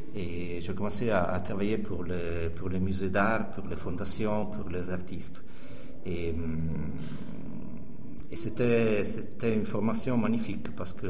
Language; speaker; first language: French; non-native, fluent; Italian